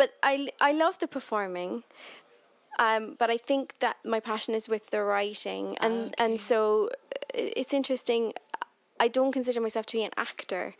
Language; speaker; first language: English; native; English